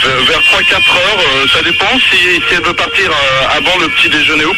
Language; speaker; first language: French; native; French